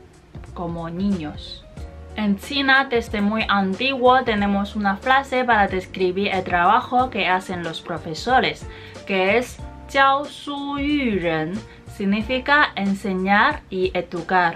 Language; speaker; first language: Spanish; non-native, fluent; Chinese